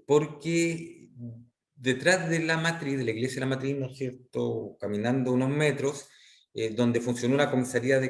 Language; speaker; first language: Spanish; native; Spanish